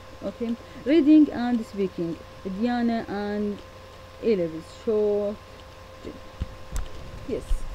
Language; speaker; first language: English; non-native, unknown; Arabic